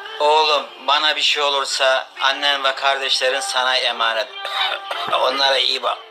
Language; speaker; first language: Turkish; native; Turkish